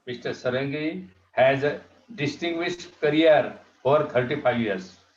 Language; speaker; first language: English; non-native, local second language; Marathi